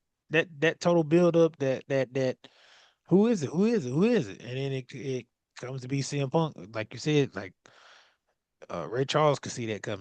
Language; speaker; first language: English; native; English